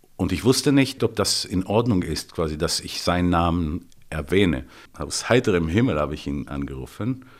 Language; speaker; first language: German; non-native, fluent; Hebrew